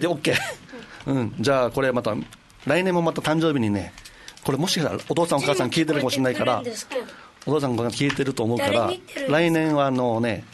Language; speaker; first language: Japanese; native; Japanese